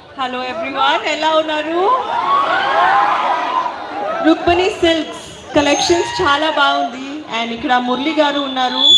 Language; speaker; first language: Telugu; non-native, local second language; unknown